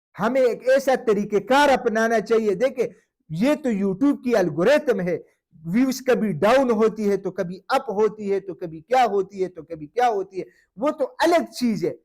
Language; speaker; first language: Urdu; non-native, local second language; Pashto